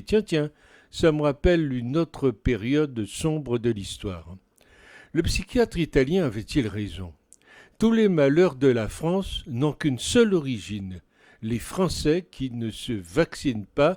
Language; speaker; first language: French; native; French